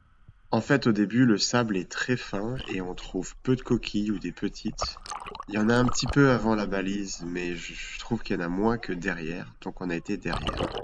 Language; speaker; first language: French; native; French